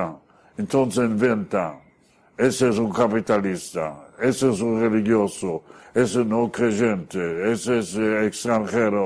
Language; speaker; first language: Spanish; non-native, fluent; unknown